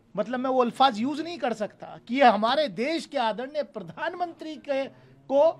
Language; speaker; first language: Hindi; native; Hindi